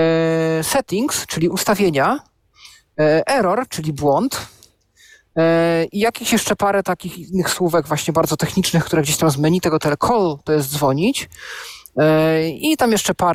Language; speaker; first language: Polish; native; Polish